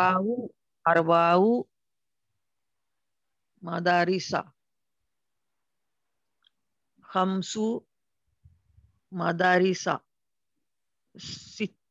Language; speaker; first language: Arabic; non-native, learner; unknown